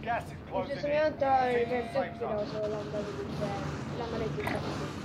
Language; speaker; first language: Swedish; early bilingual, other home language; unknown